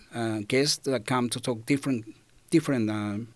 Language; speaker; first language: English; non-native, fluent; Spanish